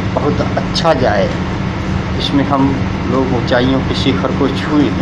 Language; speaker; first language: Hindi; native; Hindi